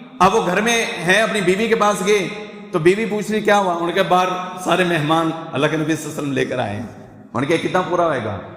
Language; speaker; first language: Urdu; non-native, local second language; Punjabi